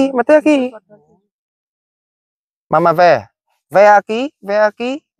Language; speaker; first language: Portuguese; non-native, learner; Vietnamese